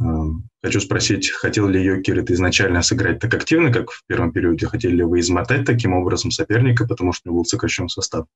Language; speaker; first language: Russian; native; Russian